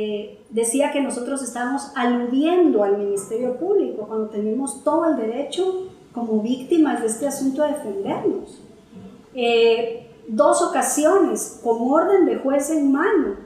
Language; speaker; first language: Spanish; native; Spanish